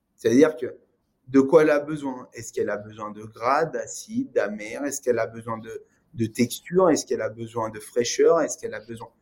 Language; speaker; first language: French; native; French